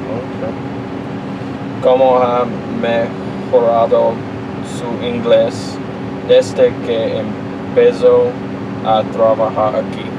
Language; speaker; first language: Spanish; non-native, learner; English